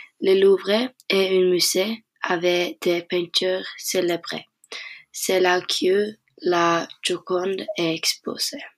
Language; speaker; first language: French; non-native, learner; Norwegian